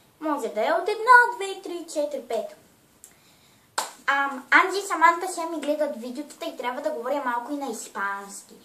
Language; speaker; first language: Bulgarian; early bilingual, heritage; Bulgarian